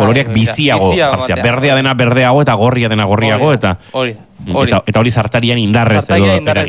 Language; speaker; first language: Basque; native; Basque